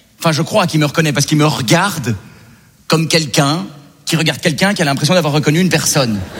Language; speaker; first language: French; native; French